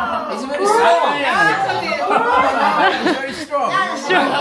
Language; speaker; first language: English; non-native, fluent; Slovak